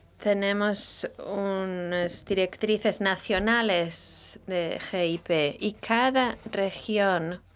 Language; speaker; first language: Spanish; non-native, fluent; Italian